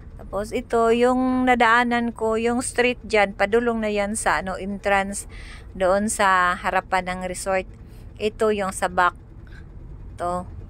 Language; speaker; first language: Filipino; non-native, local second language; Cebuano